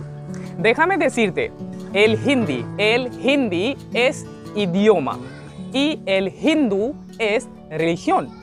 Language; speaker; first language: Spanish; non-native, learner; Hindi